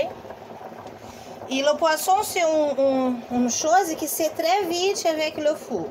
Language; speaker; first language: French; non-native, learner; Portuguese